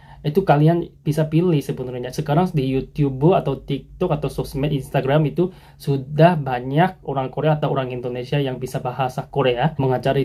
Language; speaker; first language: Indonesian; non-native, fluent; Korean